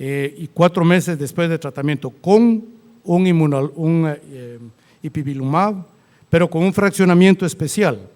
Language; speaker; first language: Spanish; native; Spanish